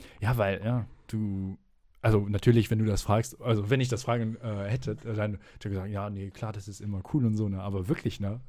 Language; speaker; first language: German; non-native, fluent; French